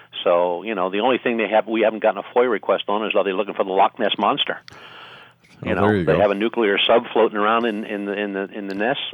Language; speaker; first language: English; native; English